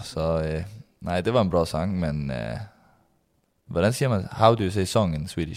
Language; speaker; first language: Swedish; non-native, learner; Danish